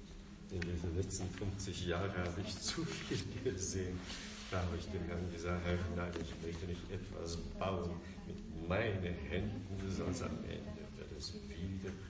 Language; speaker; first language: German; non-native, fluent; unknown